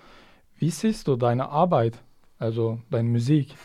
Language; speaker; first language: German; non-native, fluent; Kurdish